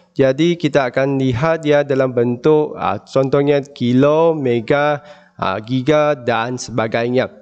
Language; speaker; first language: Malay; non-native, local second language; Chinese